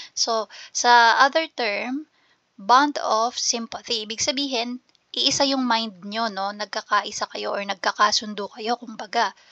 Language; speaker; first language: Filipino; native; Filipino